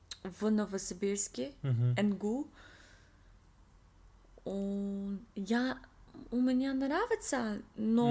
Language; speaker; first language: Russian; non-native, learner; English